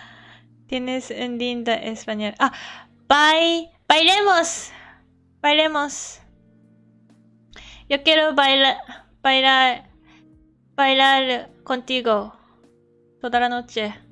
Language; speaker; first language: Spanish; non-native, learner; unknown